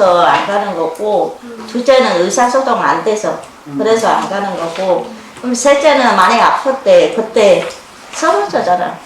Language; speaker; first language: Korean; non-native, learner; Vietnamese